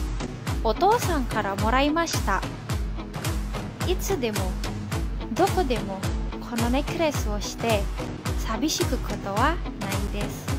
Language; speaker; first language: Japanese; non-native, learner; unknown